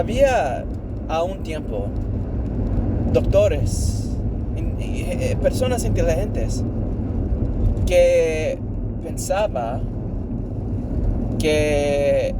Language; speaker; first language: Spanish; early bilingual, heritage; English